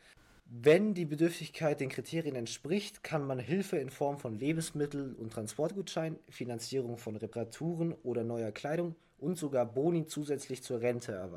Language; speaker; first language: German; native; German